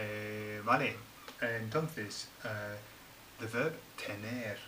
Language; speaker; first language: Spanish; non-native, fluent; English